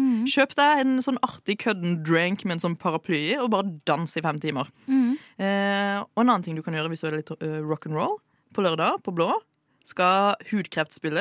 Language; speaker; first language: Norwegian; native; Norwegian